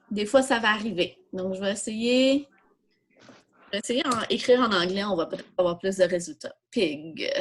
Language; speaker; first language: French; native; French